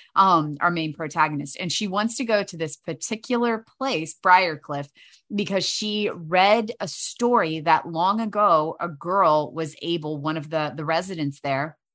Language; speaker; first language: English; native; English